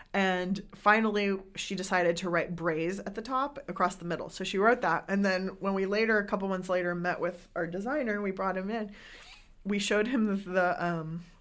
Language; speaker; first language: English; native; English